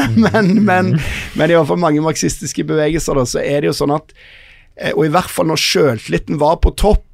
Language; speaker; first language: Norwegian; native; Norwegian